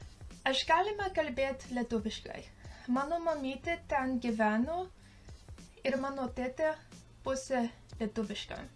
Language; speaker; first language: Lithuanian; early bilingual, heritage; English